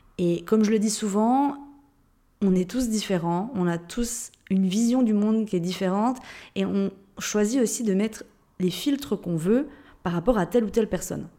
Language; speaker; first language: French; native; French